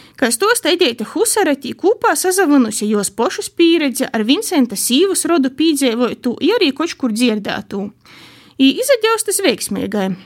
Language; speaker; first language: Latvian; native; Latvian